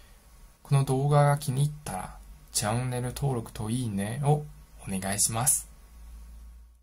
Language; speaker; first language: Japanese; non-native, fluent; Chinese